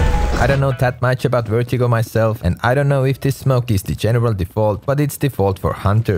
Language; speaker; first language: English; non-native, fluent; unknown